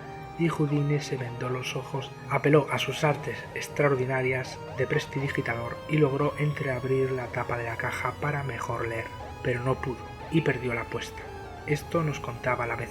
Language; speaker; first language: Spanish; native; Spanish